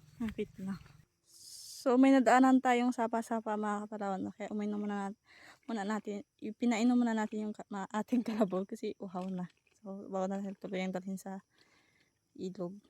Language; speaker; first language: Filipino; non-native, local second language; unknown